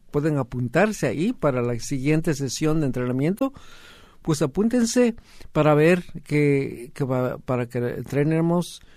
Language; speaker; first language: Spanish; native; Spanish